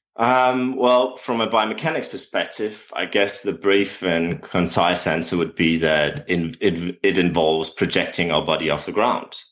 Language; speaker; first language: English; non-native, fluent; Danish